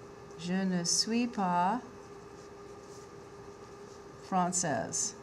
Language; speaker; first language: French; non-native, fluent; English